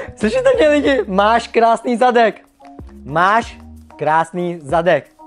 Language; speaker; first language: Czech; early bilingual, other home language; Vietnamese